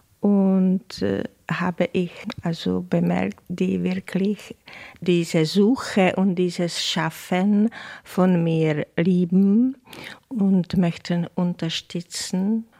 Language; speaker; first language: German; non-native, fluent; Czech